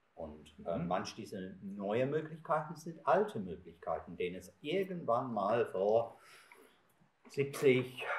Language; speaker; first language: German; non-native, fluent; English